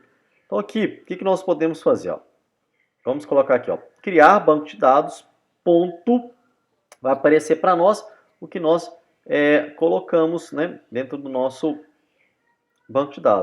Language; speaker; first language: Portuguese; native; Portuguese